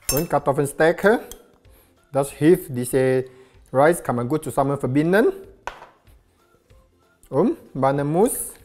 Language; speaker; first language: German; non-native, learner; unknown